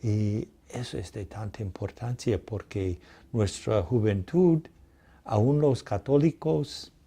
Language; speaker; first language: Spanish; non-native, fluent; English